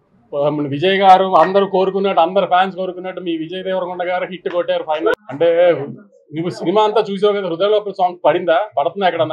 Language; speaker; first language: Telugu; native; Telugu